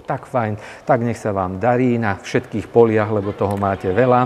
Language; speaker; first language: Slovak; native; Slovak